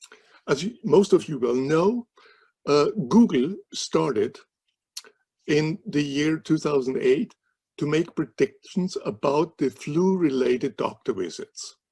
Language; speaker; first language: English; non-native, fluent; German